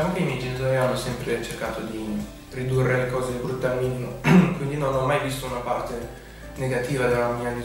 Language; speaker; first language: Italian; early bilingual, other home language; Romanian